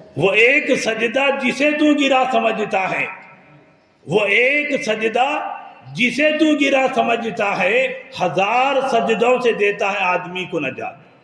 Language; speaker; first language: Urdu; native; Urdu